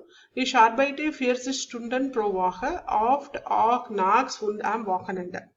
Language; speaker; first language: German; non-native, learner; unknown